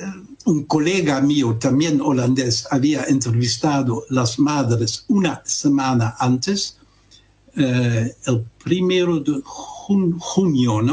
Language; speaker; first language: Spanish; non-native, fluent; Dutch